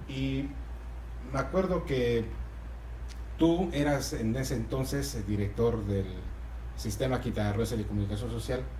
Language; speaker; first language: Spanish; native; Spanish